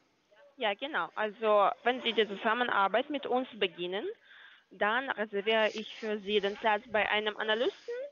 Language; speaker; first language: German; non-native, learner; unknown